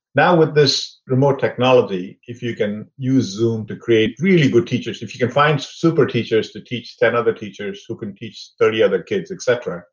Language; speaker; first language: English; non-native, local second language; Tamil